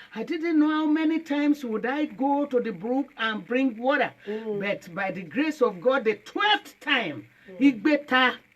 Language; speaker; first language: English; non-native, local second language; Yoruba